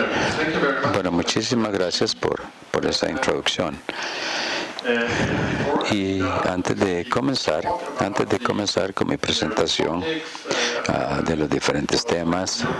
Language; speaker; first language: Spanish; non-native, fluent; German